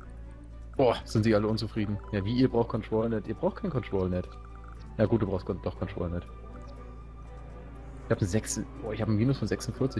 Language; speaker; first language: German; native; German